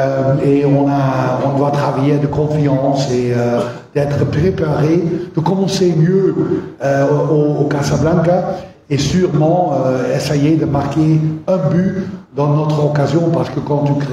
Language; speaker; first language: French; non-native, fluent; Dutch